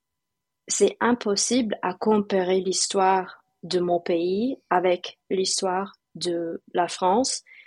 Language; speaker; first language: French; non-native, fluent; English